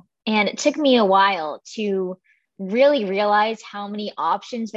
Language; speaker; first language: English; native; English